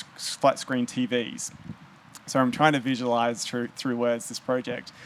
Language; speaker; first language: English; native; English